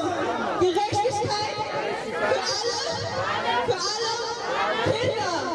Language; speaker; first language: German; non-native, learner; Oromo